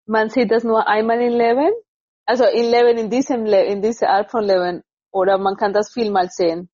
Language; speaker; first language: German; non-native, fluent; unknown